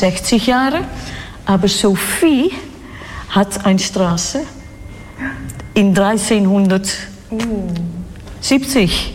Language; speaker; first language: German; non-native, learner; Dutch